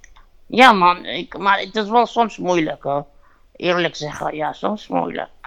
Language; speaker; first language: Dutch; non-native, fluent; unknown